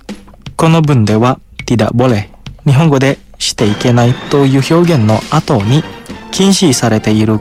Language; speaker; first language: Japanese; non-native, fluent; Indonesian